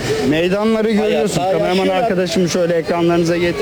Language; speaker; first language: Turkish; native; Turkish